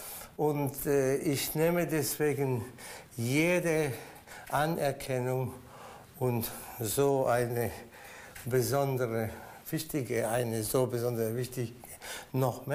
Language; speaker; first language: German; non-native, fluent; Spanish